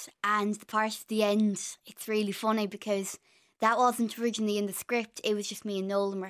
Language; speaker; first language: English; native; English